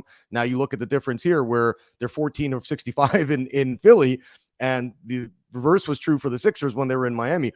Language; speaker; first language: English; native; English